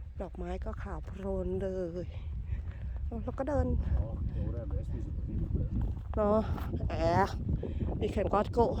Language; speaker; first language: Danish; non-native, learner; Thai